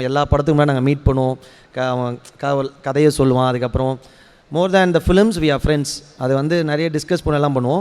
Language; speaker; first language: Tamil; native; Tamil